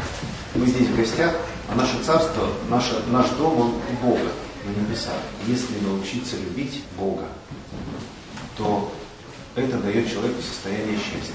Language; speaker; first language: Russian; native; Russian